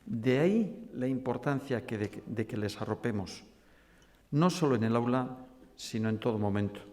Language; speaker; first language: Spanish; non-native, local second language; Basque